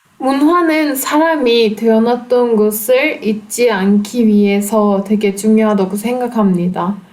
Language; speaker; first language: Korean; non-native, fluent; Turkish